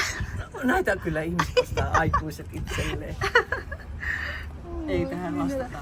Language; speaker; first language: Finnish; native; Finnish